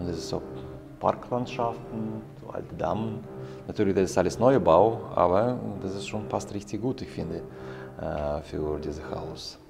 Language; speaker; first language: German; non-native, fluent; Russian